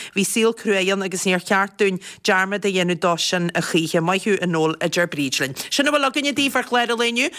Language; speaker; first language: Irish; native; Irish